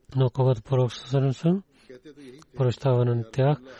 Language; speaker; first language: Bulgarian; non-native, learner; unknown